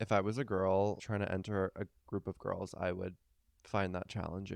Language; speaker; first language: English; native; English